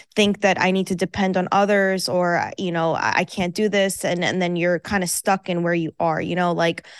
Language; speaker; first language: English; early bilingual, other home language; Persian